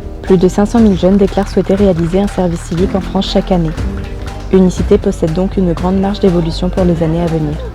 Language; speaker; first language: French; native; French